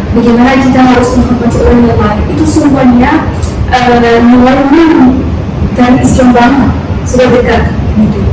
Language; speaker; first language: Indonesian; non-native, fluent; Arabic